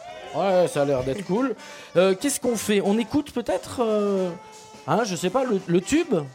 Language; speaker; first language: French; native; French